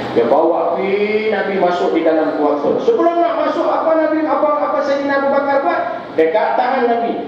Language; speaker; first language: Malay; non-native, local second language; Tamil